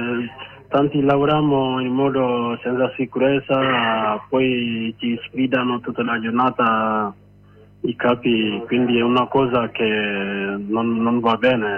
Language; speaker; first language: Italian; non-native, learner; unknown